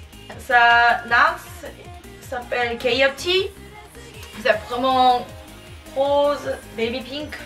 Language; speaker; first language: French; non-native, learner; Japanese